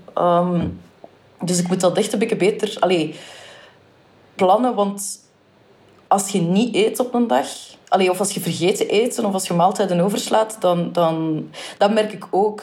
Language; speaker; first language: Dutch; native; Dutch